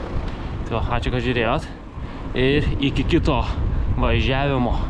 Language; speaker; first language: Lithuanian; native; Lithuanian